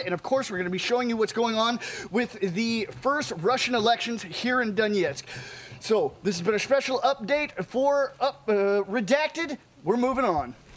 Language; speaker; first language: English; native; English